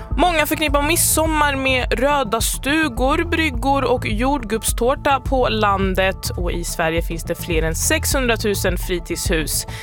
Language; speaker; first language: Swedish; native; Swedish